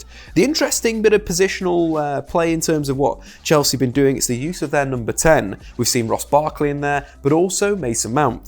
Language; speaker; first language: English; native; English